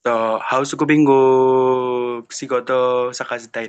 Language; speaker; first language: Japanese; non-native, learner; Indonesian